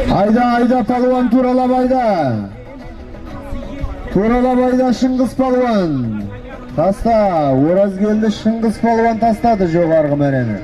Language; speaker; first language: Kazakh; native; Kazakh